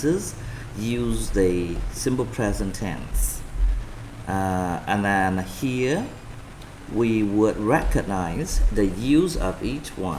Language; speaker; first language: English; non-native, fluent; Vietnamese